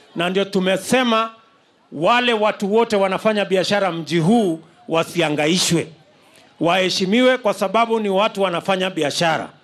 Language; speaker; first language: Swahili; native; Swahili